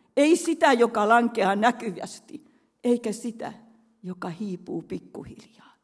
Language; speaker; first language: Finnish; native; Finnish